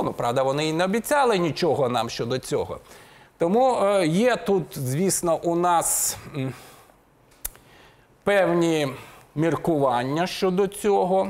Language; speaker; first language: Ukrainian; native; Ukrainian